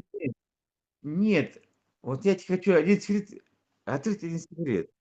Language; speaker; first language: Russian; native; Russian